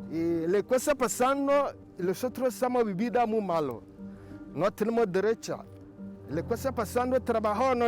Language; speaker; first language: Spanish; non-native, learner; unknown